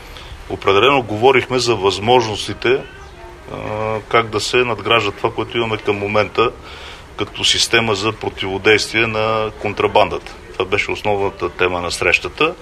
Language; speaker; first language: Bulgarian; native; Bulgarian